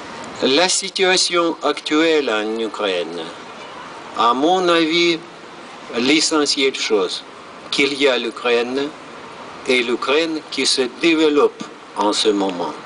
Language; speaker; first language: French; non-native, fluent; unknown